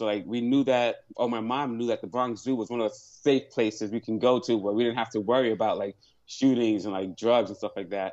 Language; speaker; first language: English; native; English